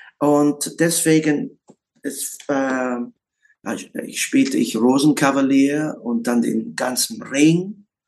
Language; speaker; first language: German; non-native, learner; English